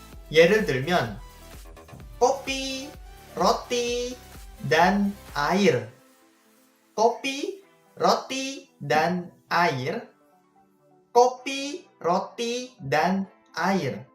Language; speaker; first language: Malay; non-native, fluent; Korean